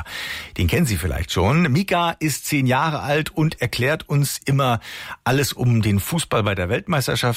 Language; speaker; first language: German; native; German